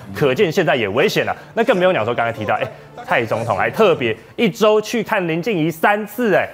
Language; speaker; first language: Chinese; native; Chinese